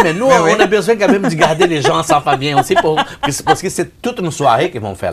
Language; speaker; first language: French; non-native, fluent; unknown